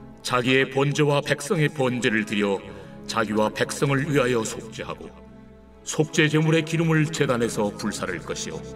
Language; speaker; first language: Korean; native; Korean